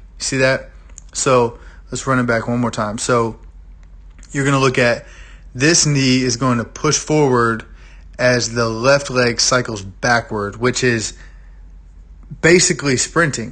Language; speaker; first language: English; native; English